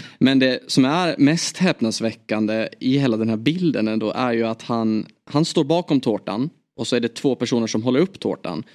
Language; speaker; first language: Swedish; native; Swedish